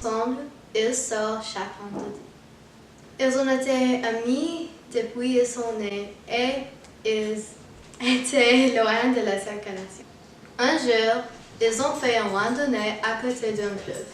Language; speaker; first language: French; non-native, learner; English